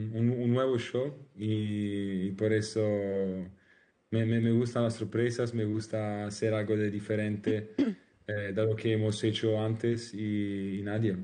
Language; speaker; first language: Spanish; non-native, learner; Italian